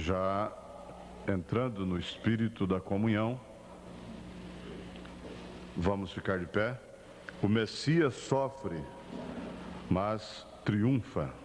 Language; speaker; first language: Portuguese; native; Portuguese